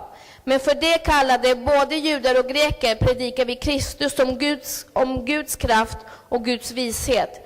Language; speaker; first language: Swedish; early bilingual, other home language; Spanish